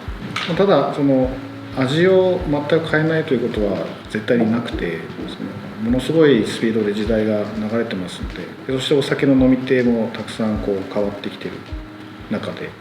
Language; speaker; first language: Japanese; native; Japanese